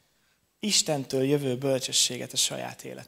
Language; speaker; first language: Hungarian; native; Hungarian